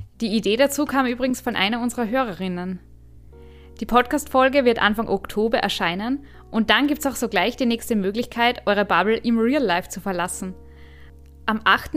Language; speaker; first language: German; native; German